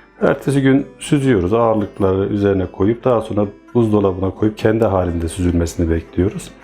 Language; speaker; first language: Turkish; native; Turkish